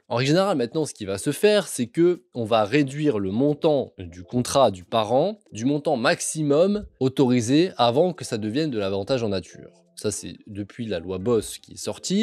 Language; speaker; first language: French; native; French